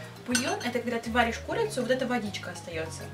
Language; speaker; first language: Russian; native; Russian